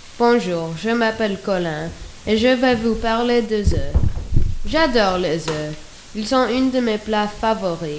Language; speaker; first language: French; non-native, learner; English